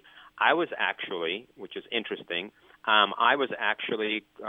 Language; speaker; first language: English; native; English